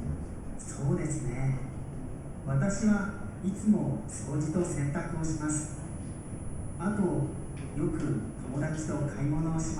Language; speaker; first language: Japanese; non-native, learner; Indonesian